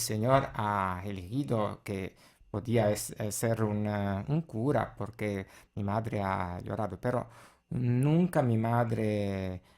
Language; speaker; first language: Spanish; non-native, fluent; Italian